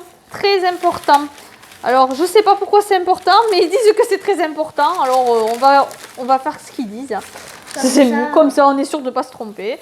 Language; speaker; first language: French; native; French